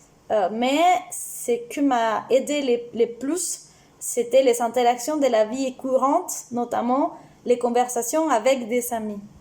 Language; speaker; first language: French; non-native, fluent; Spanish